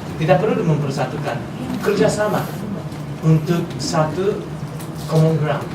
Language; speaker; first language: Indonesian; non-native, fluent; Japanese